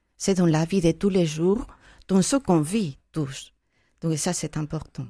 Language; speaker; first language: French; non-native, fluent; Spanish